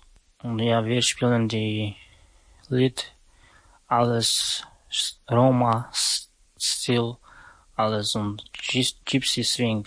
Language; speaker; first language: German; non-native, learner; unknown